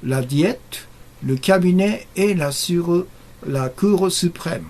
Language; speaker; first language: French; non-native, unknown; Japanese